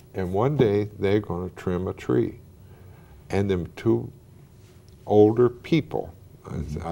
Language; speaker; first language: English; native; English